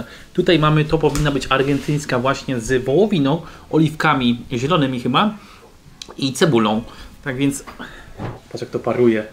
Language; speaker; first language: Polish; native; Polish